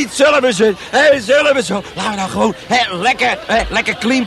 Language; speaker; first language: Dutch; native; Dutch